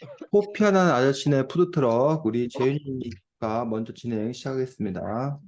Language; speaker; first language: Korean; native; Korean